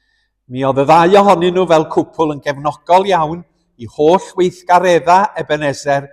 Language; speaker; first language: Welsh; native; Welsh